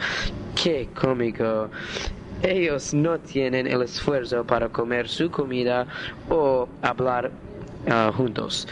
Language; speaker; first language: Spanish; non-native, learner; English